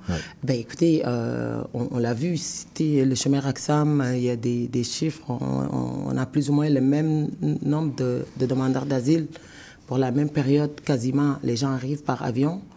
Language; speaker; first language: French; non-native, local second language; Wolof